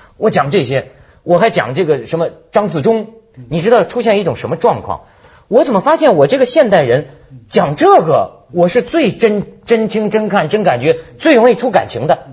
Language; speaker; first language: Chinese; native; Chinese